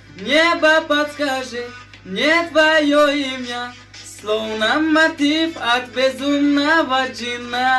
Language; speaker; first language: Russian; non-native, fluent; Tajik